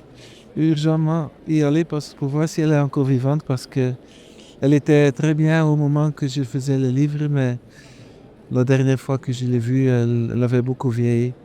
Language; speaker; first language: French; non-native, fluent; Dutch